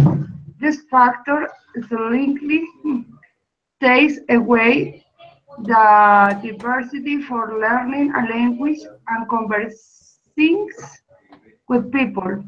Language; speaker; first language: English; non-native, learner; Spanish